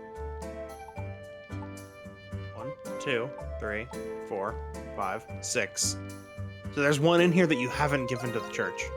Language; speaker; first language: English; native; English